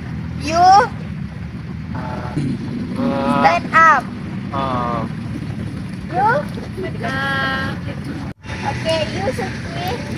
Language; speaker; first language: English; non-native, learner; Indonesian